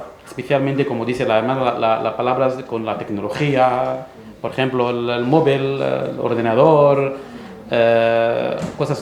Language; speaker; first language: Spanish; non-native, fluent; Arabic